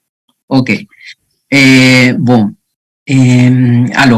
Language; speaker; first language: French; non-native, fluent; Spanish